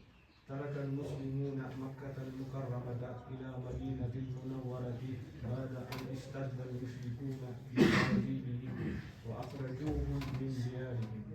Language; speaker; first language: Arabic; non-native, learner; Urdu